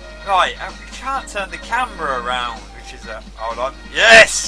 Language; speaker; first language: English; native; English